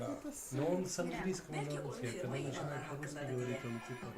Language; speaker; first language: Russian; native; Russian